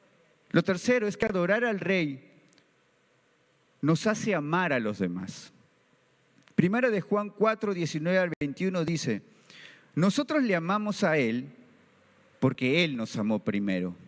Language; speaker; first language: Spanish; native; Spanish